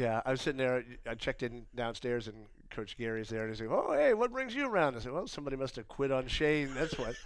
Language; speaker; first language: English; native; English